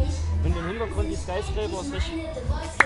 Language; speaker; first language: German; native; German